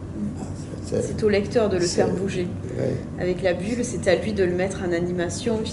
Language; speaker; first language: French; native; French